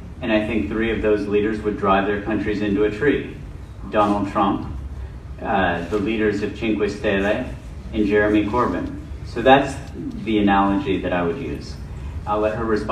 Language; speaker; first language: English; native; English